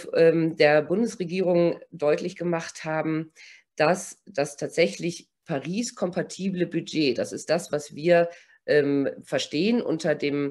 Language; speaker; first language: German; native; German